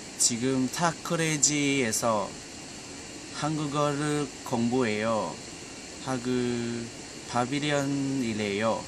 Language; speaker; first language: Korean; non-native, learner; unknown